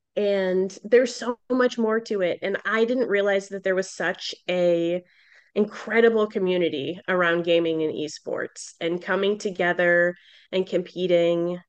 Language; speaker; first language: English; native; English